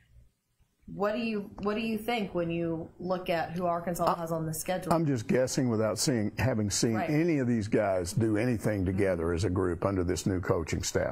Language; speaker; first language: English; native; English